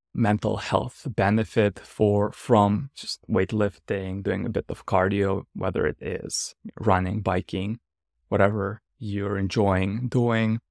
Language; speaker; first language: English; non-native, fluent; Ukrainian